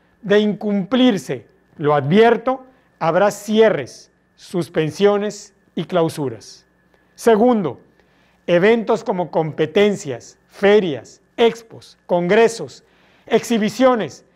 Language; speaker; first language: Spanish; native; Spanish